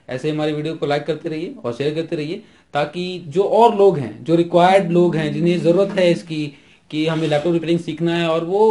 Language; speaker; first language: Hindi; native; Hindi